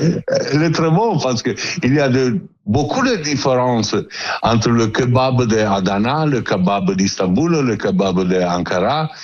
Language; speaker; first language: French; non-native, learner; Italian